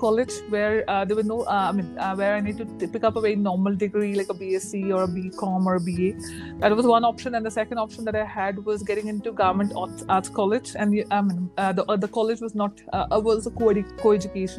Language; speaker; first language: English; non-native, local second language; Urdu